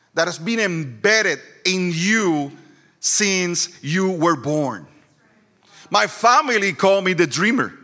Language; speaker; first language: English; non-native, fluent; Spanish